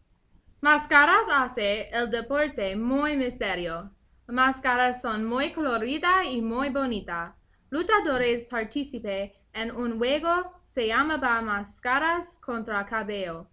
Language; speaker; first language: Spanish; non-native, learner; English